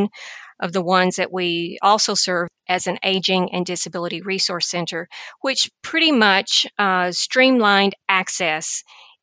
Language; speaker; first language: English; native; English